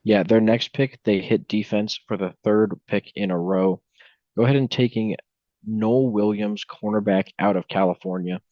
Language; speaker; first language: English; native; English